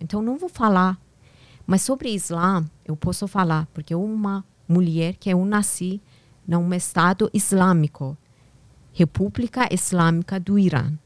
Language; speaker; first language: Portuguese; non-native, learner; Persian